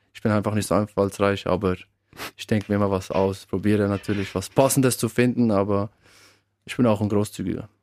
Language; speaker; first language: German; early bilingual, other home language; Albanian